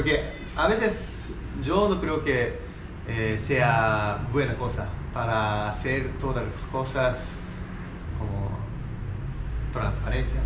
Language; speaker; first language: Spanish; non-native, learner; Japanese